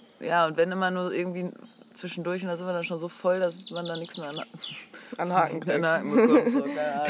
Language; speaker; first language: German; native; German